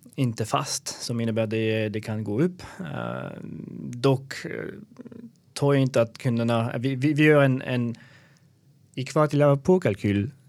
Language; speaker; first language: Swedish; non-native, fluent; French